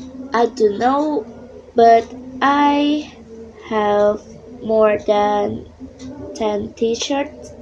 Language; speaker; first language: English; non-native, learner; Indonesian